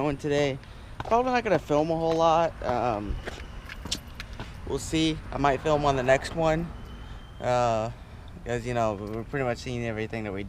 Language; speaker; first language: English; native; English